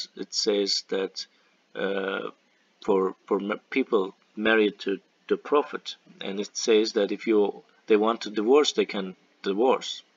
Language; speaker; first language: English; non-native, fluent; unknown